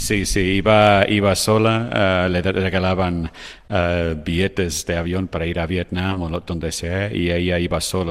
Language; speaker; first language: Spanish; non-native, fluent; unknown